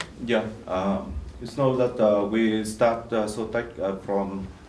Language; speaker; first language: English; non-native, learner; Vietnamese